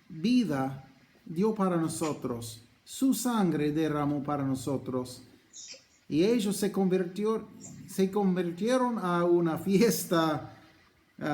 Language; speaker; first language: Spanish; non-native, fluent; English